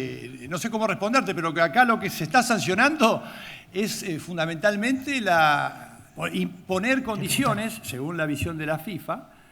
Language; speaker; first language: Spanish; native; Spanish